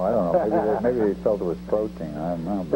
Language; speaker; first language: English; native; English